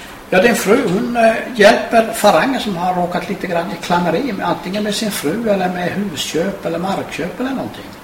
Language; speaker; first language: Swedish; native; Swedish